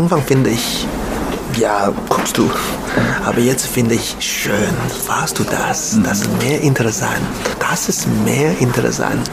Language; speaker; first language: German; non-native, learner; Chinese